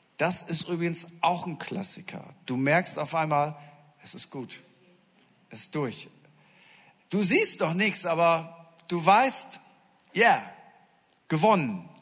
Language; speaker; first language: German; native; German